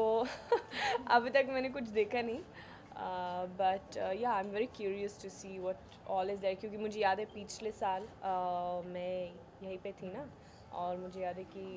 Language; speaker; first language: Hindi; non-native, fluent; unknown